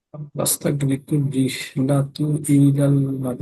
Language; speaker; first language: Arabic; non-native, learner; Bangla